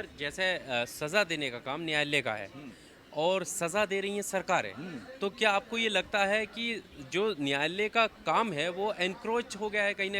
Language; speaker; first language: Hindi; native; Hindi